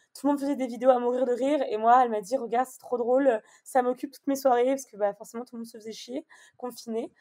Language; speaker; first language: French; native; French